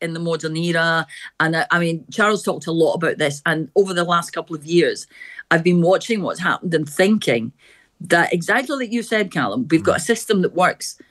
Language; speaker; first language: English; native; English